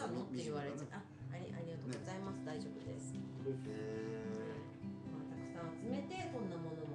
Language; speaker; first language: Japanese; native; Japanese